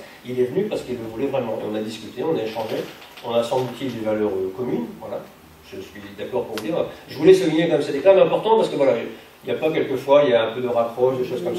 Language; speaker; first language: French; native; French